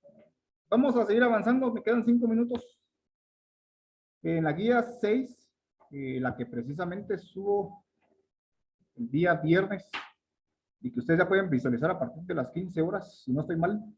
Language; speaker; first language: Spanish; native; Spanish